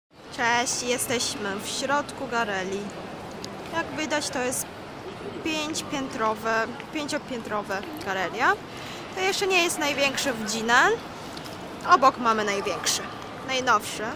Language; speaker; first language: Polish; non-native, learner; Chinese